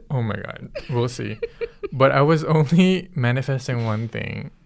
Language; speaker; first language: English; early bilingual, other home language; Filipino